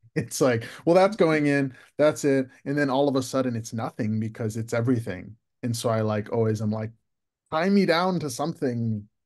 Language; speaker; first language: English; native; English